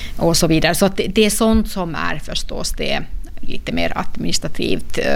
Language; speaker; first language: Swedish; non-native, local second language; Finnish